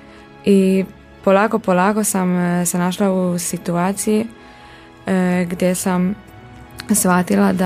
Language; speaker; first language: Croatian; non-native, local second language; Hungarian